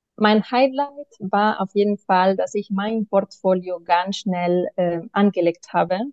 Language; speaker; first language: German; non-native, fluent; Spanish